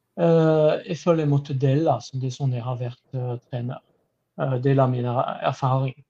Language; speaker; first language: Norwegian; non-native, fluent; French